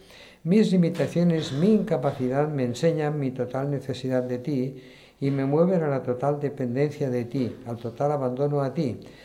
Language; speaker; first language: Spanish; native; Spanish